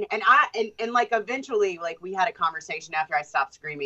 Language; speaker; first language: English; native; English